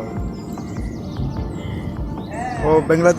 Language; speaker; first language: Hindi; non-native, local second language; Tamil